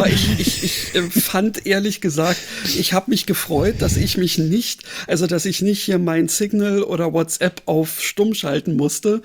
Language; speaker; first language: German; native; German